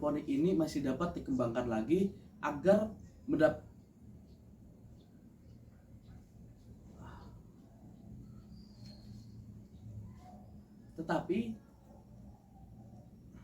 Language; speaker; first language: Indonesian; non-native, local second language; Javanese